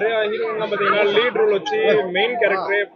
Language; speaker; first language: Tamil; native; Tamil